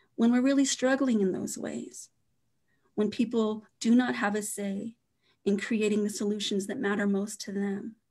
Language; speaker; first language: English; native; English